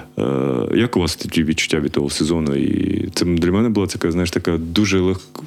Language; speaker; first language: Ukrainian; native; Ukrainian